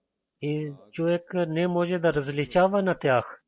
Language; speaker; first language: Bulgarian; non-native, fluent; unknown